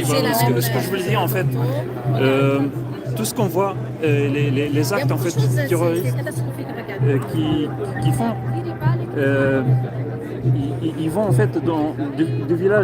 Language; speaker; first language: French; non-native, fluent; Arabic